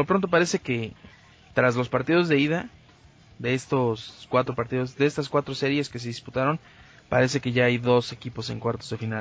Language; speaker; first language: Spanish; native; Spanish